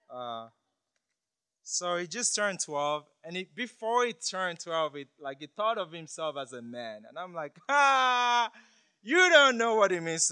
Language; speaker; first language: English; non-native, local second language; Yoruba